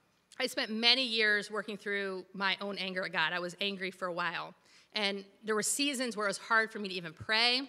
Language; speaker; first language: English; native; English